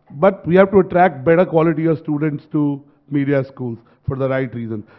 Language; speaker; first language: English; non-native, local second language; Hindi